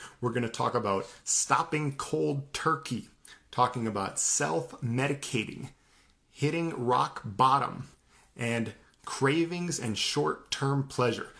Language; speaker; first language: English; native; English